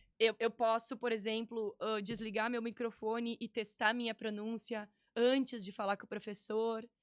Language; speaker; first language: Portuguese; native; Portuguese